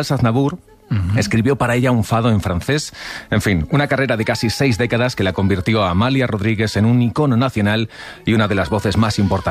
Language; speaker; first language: Spanish; native; Spanish